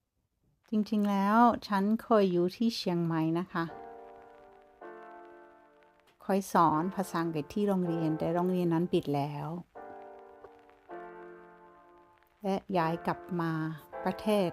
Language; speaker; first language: Thai; non-native, fluent; English